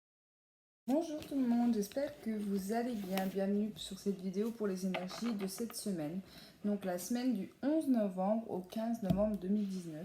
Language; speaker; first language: French; native; French